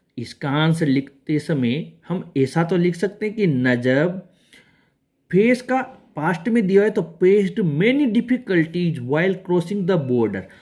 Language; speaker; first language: Hindi; native; Hindi